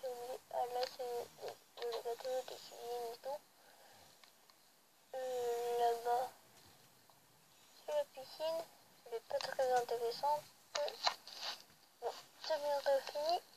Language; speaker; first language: French; early bilingual, other home language; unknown